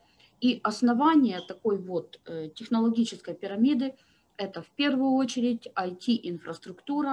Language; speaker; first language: Russian; native; Russian